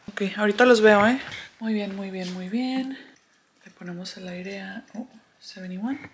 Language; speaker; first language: Spanish; early bilingual, other home language; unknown